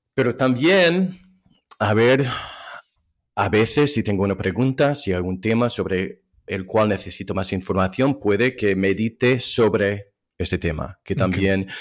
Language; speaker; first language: Spanish; non-native, fluent; English